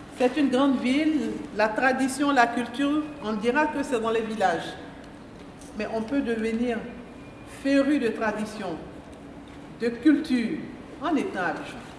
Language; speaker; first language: French; non-native, local second language; Mandingo